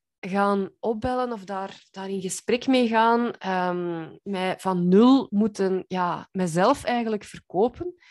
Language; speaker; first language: Dutch; native; Dutch